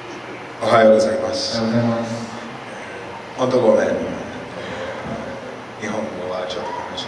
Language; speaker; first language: Japanese; non-native, learner; English